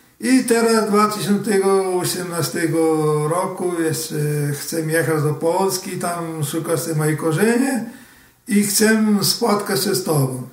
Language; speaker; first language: Polish; early bilingual, heritage; Portuguese